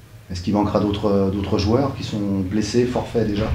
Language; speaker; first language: French; native; French